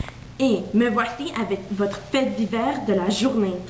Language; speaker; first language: French; non-native, local second language; English